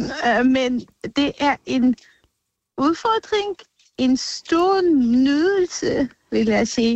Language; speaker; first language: Danish; non-native, fluent; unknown